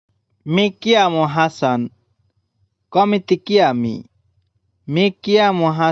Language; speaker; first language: Italian; non-native, learner; Bangla